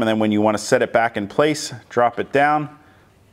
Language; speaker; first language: English; native; English